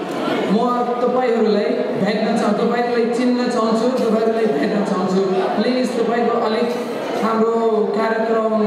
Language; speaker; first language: Nepali; non-native, fluent; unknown